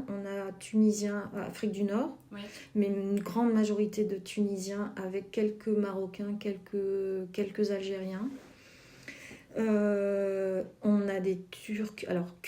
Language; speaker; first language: French; native; French